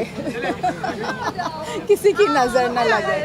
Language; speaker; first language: Hindi; native; Hindi